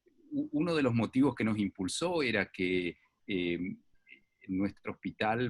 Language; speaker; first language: Spanish; native; Spanish